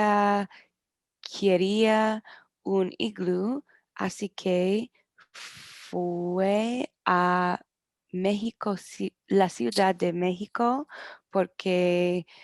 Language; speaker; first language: Spanish; non-native, learner; English